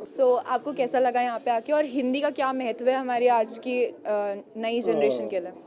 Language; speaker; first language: Hindi; native; Hindi